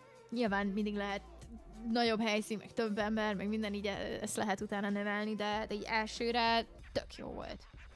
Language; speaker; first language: Hungarian; native; Hungarian